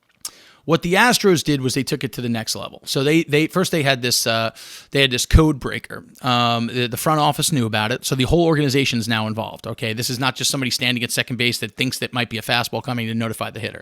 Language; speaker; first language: English; native; English